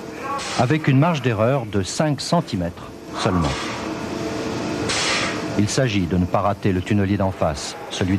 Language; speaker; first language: French; native; French